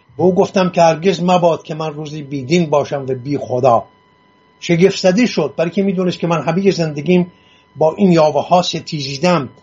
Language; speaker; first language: Persian; non-native, local second language; Assyrian Neo-Aramaic